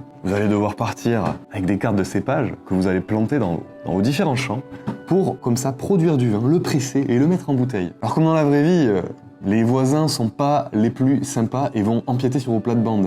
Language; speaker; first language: French; native; French